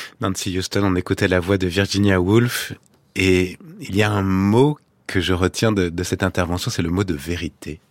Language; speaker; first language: French; native; French